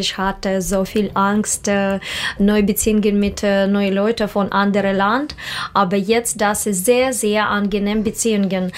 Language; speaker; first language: German; non-native, learner; Russian